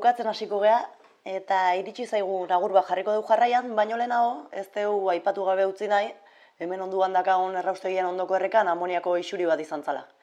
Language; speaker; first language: Basque; native; Basque